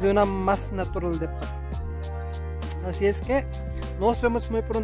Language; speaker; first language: Spanish; non-native, learner; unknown